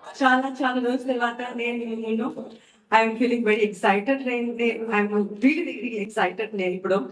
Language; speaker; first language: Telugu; non-native, fluent; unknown